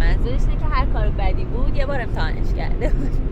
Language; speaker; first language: Persian; native; Persian